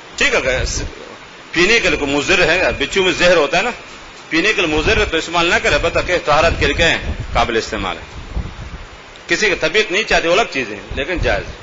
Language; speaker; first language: Urdu; non-native, local second language; Baluchi